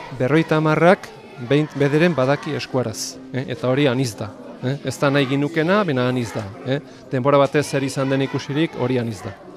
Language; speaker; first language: Basque; native; Basque